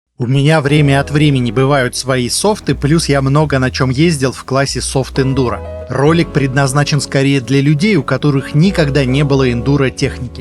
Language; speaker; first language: Russian; native; Russian